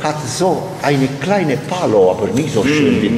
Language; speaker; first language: German; non-native, learner; Italian